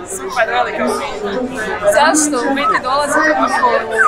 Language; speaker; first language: Bosnian; native; Bosnian